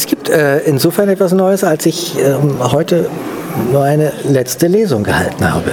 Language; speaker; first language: German; native; German